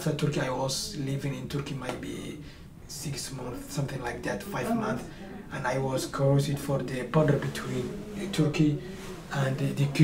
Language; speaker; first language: English; non-native, learner; Somali